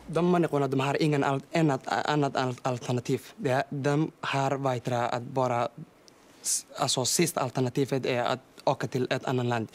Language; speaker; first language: Swedish; non-native, learner; Somali